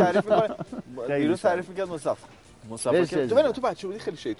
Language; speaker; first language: Persian; native; Persian